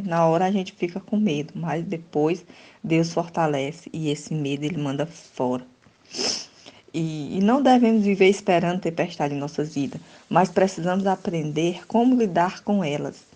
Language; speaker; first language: Portuguese; native; Portuguese